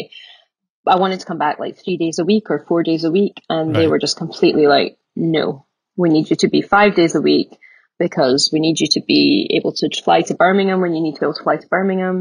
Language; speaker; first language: English; native; English